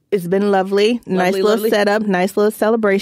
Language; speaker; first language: English; native; English